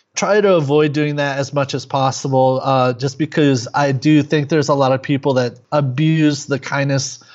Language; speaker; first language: English; native; English